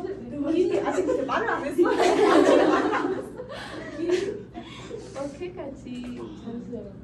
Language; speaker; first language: Korean; non-native, learner; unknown